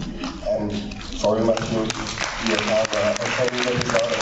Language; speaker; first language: English; non-native, learner; French